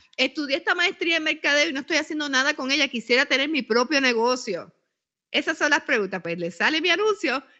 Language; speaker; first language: Spanish; native; Spanish